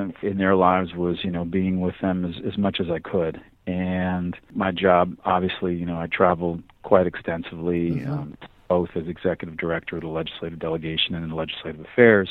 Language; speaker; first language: English; native; English